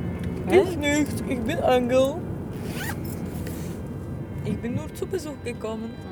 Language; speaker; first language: German; non-native, learner; Slovak